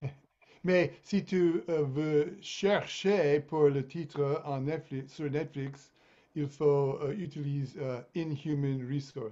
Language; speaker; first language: French; non-native, fluent; English